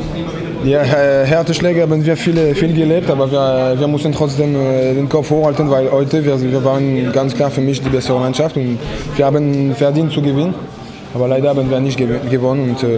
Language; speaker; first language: German; non-native, fluent; French